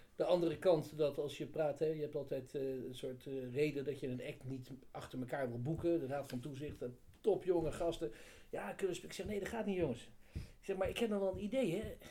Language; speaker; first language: Dutch; native; Dutch